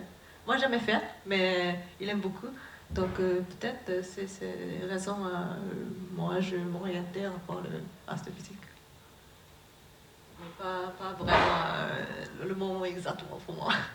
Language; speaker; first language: French; non-native, learner; Japanese